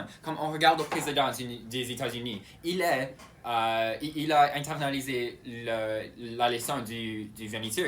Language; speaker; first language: French; non-native, local second language; English